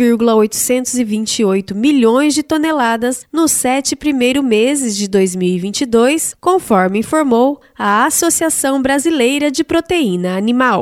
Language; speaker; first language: Portuguese; native; Portuguese